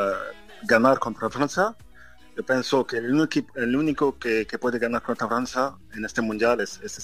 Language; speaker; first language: Spanish; non-native, fluent; French